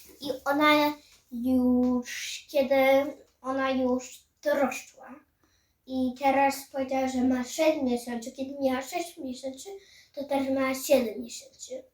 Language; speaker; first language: Polish; early bilingual, heritage; Samoan